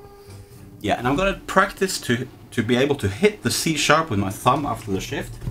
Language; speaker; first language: English; non-native, fluent; Norwegian